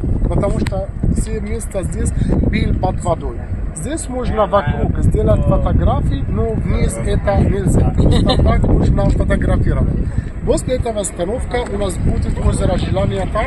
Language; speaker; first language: Russian; non-native, local second language; Arabic